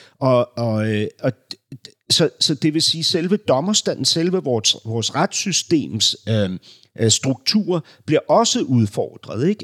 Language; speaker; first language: Danish; early bilingual, other home language; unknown